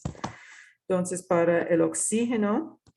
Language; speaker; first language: Spanish; non-native, fluent; English